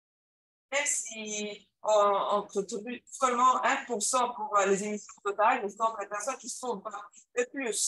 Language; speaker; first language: French; non-native, learner; English